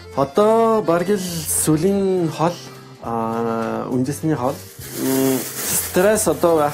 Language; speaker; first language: Mongolian; non-native, learner; French